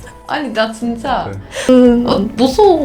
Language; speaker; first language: Korean; non-native, fluent; Portuguese